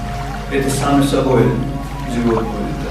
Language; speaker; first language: Russian; non-native, learner; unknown